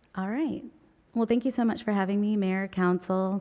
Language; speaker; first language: English; native; English